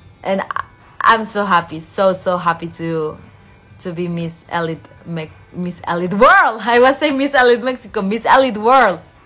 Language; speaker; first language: English; non-native, fluent; Spanish